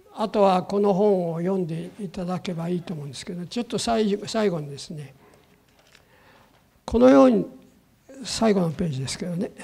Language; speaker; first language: Japanese; native; Japanese